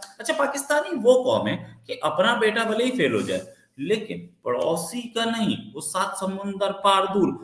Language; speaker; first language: Hindi; native; Hindi